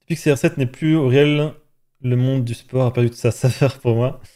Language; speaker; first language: French; native; French